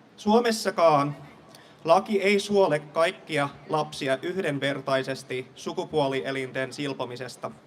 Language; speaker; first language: Finnish; non-native, fluent; English